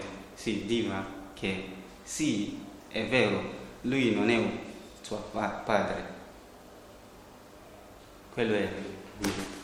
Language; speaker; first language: Italian; non-native, learner; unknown